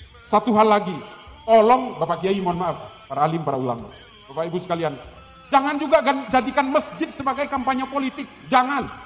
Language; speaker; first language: Indonesian; non-native, local second language; Madurese